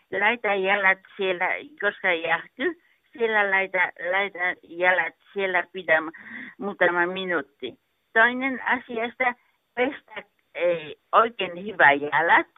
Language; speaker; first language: Finnish; non-native, learner; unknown